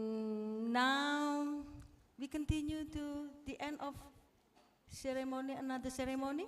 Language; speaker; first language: English; non-native, fluent; Indonesian